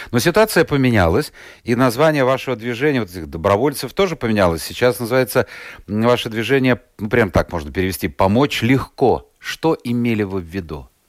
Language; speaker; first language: Russian; native; Russian